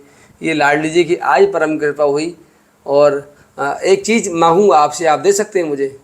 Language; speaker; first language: Hindi; native; Hindi